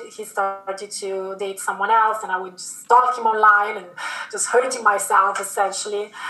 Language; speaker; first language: English; non-native, fluent; Italian